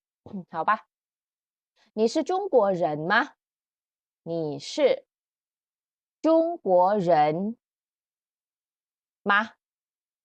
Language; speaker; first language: Chinese; non-native, fluent; Indonesian